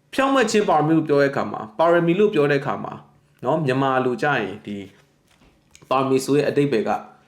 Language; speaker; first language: Burmese; non-native, local second language; Kachin